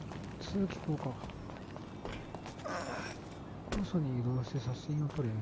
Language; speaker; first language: Japanese; native; Japanese